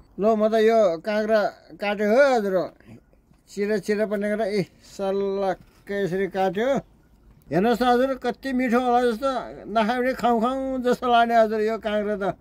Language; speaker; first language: Nepali; non-native, local second language; Gurung